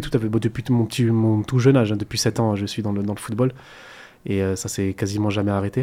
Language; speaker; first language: French; early bilingual, other home language; Arabic